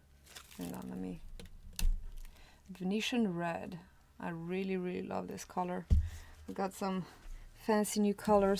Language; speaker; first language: English; non-native, fluent; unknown